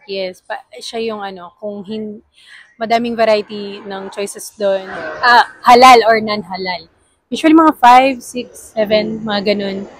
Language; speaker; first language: Filipino; native; Filipino